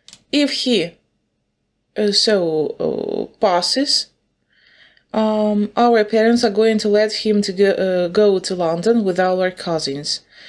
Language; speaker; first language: English; non-native, fluent; Ukrainian